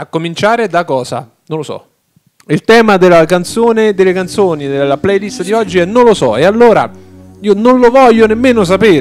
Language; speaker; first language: Italian; native; Italian